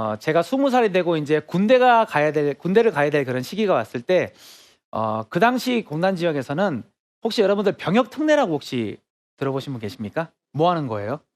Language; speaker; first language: Korean; native; Korean